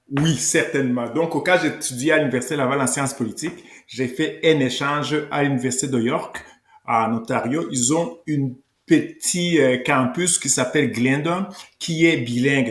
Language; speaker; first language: French; non-native, local second language; Kinyarwanda